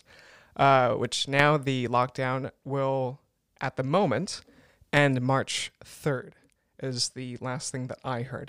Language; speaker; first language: English; native; English